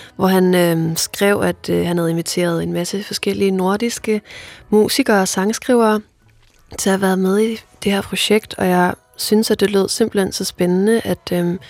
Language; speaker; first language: Danish; non-native, local second language; Faroese